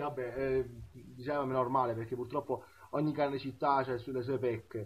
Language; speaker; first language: Italian; native; Italian